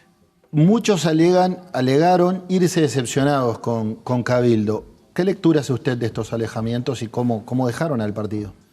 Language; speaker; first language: Spanish; native; Spanish